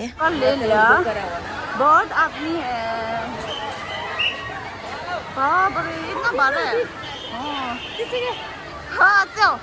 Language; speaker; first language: Hindi; non-native, fluent; Tibetan